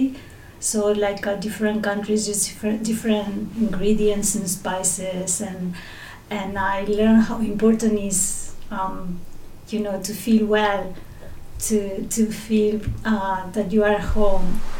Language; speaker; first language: English; non-native, fluent; Spanish